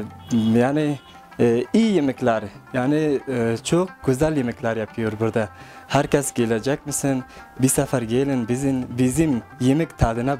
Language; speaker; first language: Turkish; non-native, learner; Persian